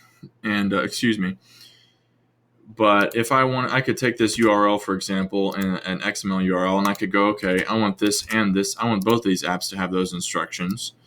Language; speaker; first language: English; native; English